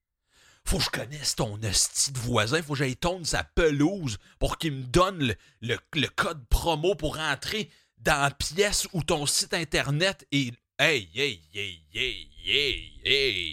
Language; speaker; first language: French; native; French